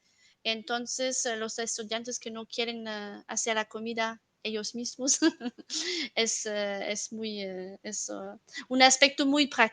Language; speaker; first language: Spanish; non-native, fluent; French